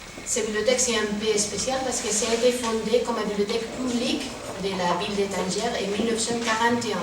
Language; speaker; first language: French; non-native, fluent; Spanish